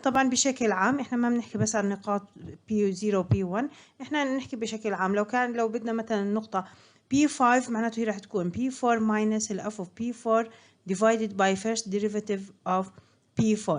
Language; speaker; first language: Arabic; native; Arabic